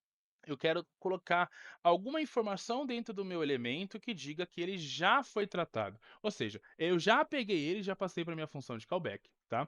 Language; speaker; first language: Portuguese; native; Portuguese